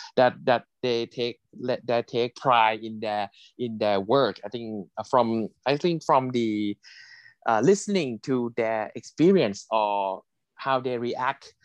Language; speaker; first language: English; non-native, fluent; Thai